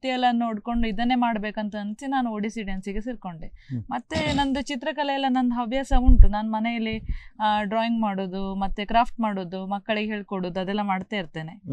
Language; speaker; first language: Kannada; native; Kannada